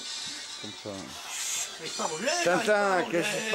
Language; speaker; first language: French; native; French